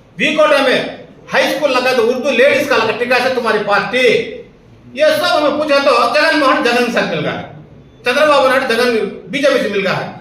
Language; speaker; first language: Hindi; non-native, local second language; Urdu